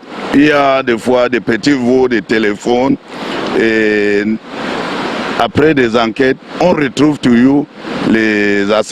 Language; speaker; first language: French; non-native, local second language; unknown